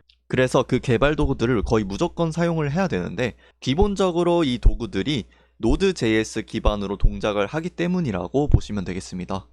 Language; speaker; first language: Korean; native; Korean